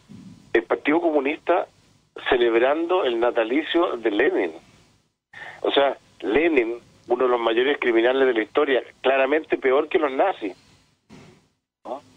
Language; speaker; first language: Spanish; native; Spanish